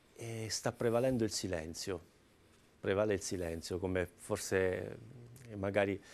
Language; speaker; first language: Italian; native; Italian